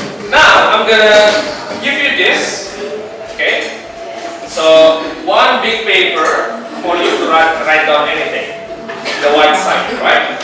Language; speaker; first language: English; non-native, fluent; Indonesian